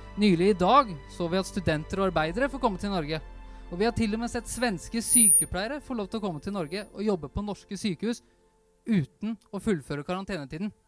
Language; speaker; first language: Norwegian; native; Norwegian